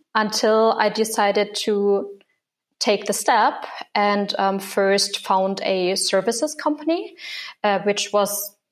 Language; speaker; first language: English; non-native, fluent; German